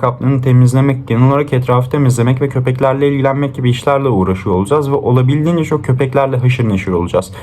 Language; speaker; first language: Turkish; native; Turkish